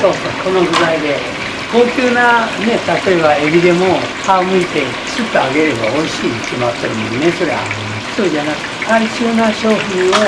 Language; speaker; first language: Japanese; native; Japanese